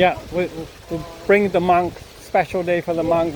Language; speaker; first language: English; non-native, learner; Vietnamese